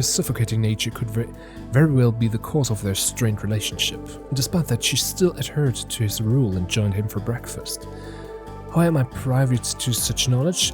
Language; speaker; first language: English; non-native, fluent; German